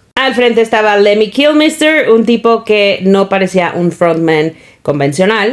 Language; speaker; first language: Spanish; native; Spanish